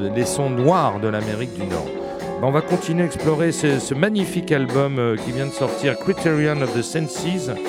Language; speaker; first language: French; native; French